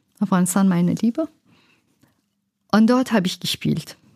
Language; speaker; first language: German; non-native, learner; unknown